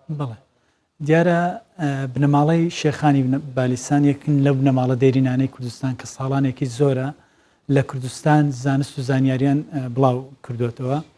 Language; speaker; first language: Central Kurdish; native; Central Kurdish